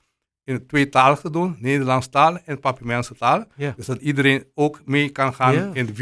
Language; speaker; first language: Dutch; non-native, local second language; Papiamento